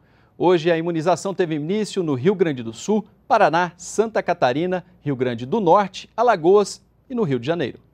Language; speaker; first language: Portuguese; native; Portuguese